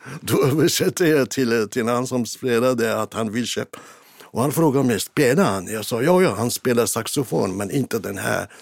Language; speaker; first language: Swedish; non-native, fluent; Arabic